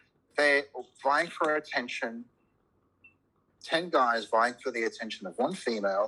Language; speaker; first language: English; native; English